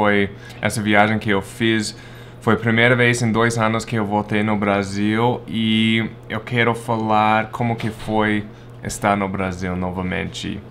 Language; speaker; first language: Portuguese; non-native, fluent; English